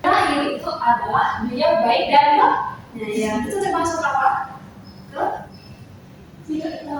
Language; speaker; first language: Indonesian; native; Indonesian